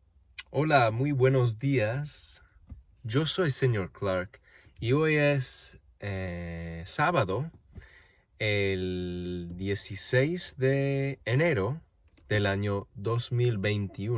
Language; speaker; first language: Spanish; non-native, fluent; English